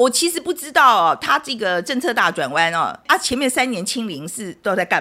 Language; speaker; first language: Chinese; native; Chinese